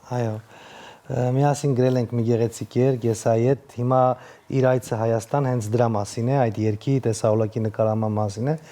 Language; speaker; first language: Armenian; native; Armenian